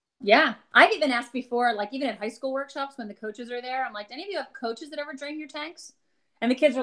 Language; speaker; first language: English; native; English